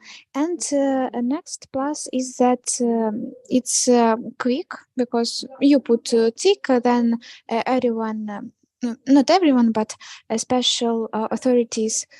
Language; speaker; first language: English; non-native, fluent; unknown